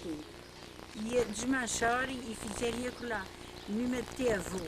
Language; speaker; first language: Portuguese; native; Portuguese